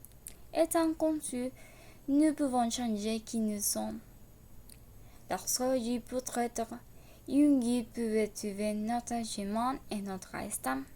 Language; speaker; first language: French; non-native, learner; Spanish